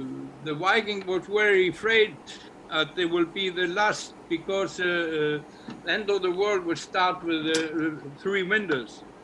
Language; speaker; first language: English; non-native, learner; Icelandic